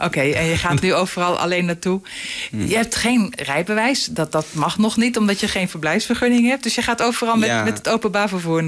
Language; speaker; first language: Dutch; native; Dutch